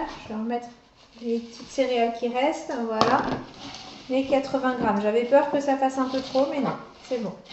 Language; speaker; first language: French; native; French